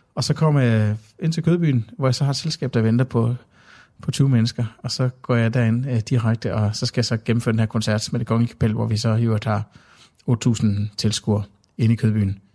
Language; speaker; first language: Danish; native; Danish